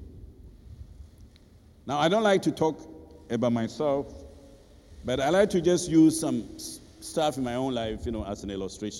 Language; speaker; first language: English; non-native, local second language; Akan